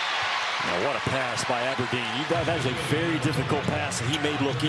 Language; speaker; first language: English; native; English